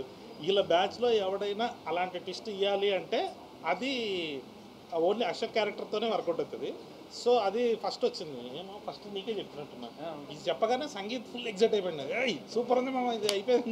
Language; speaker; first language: Telugu; native; Telugu